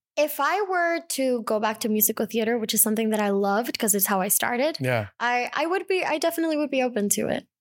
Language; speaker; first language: English; early bilingual, other home language; Spanish